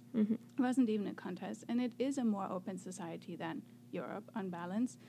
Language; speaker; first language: English; non-native, fluent; German